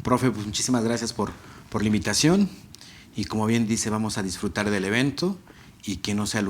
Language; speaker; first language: Spanish; native; Spanish